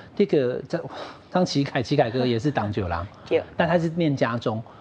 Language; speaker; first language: Chinese; native; Chinese